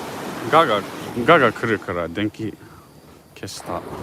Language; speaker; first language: Japanese; non-native, fluent; English